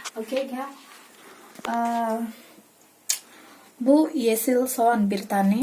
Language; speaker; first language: Turkish; non-native, learner; Indonesian